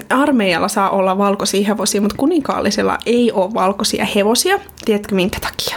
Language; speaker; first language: Finnish; native; Finnish